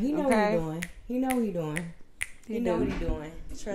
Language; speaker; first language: English; native; English